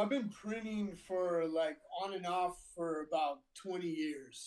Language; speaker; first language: English; native; English